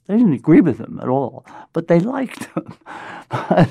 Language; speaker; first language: English; native; English